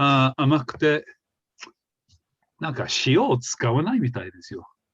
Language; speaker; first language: Japanese; non-native, fluent; English